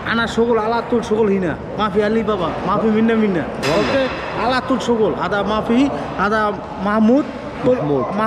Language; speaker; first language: Arabic; non-native, learner; Bangla